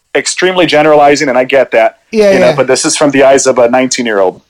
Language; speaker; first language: English; early bilingual, other home language; Spanish